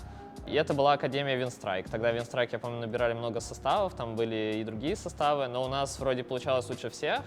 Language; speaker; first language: Russian; native; Russian